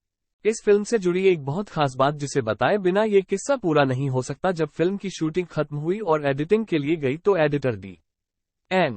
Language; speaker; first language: Hindi; native; Hindi